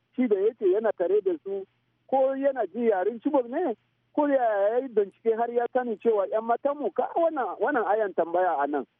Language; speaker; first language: Hausa; non-native, local second language; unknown